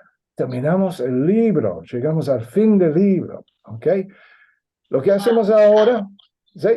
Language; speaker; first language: Spanish; non-native, fluent; English